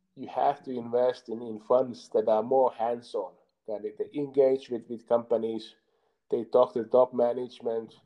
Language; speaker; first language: English; non-native, fluent; Finnish